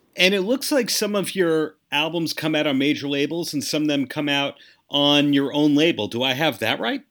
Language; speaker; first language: English; native; English